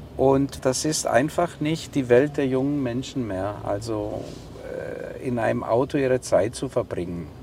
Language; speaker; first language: German; non-native, fluent; Greek